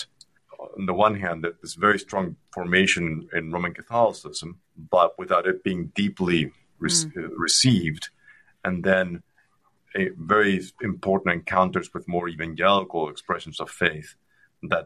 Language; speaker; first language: English; non-native, fluent; Spanish